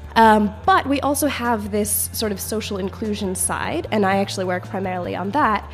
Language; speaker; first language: English; native; English